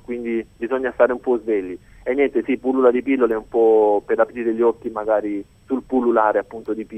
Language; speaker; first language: Italian; native; Italian